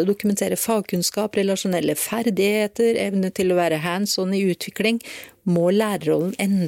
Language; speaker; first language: Norwegian; native; Norwegian